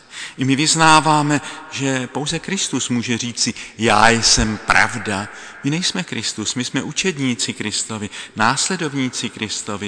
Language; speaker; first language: Czech; native; Czech